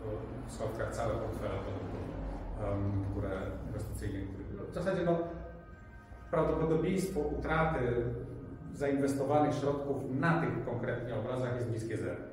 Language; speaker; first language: Polish; native; Polish